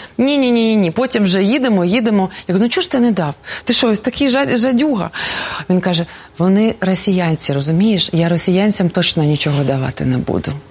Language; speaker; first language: Ukrainian; non-native, local second language; Russian